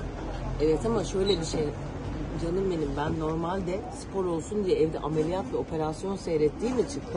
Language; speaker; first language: Turkish; native; Turkish